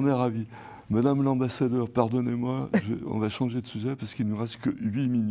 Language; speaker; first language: French; native; French